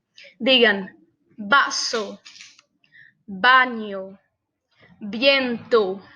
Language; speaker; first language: Spanish; non-native, fluent; Portuguese